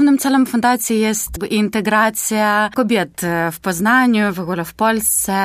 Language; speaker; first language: Polish; non-native, learner; Ukrainian